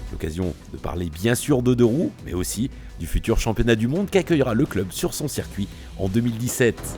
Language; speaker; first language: French; native; French